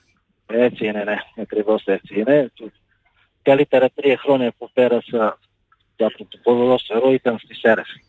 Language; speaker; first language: Greek; non-native, fluent; Bulgarian